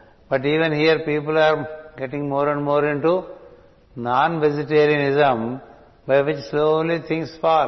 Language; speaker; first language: English; non-native, local second language; Telugu